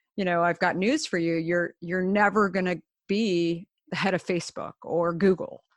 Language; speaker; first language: English; native; English